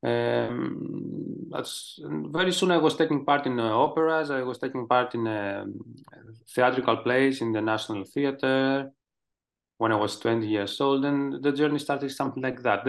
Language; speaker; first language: English; non-native, fluent; Greek